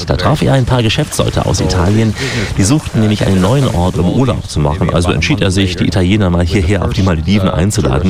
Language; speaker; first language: German; native; German